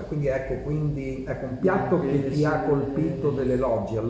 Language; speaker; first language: Italian; native; Italian